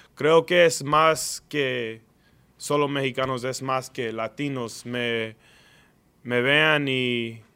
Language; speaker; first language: Spanish; early bilingual, other home language; English